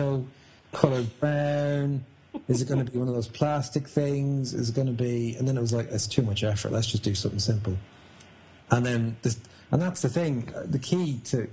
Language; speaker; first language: English; native; English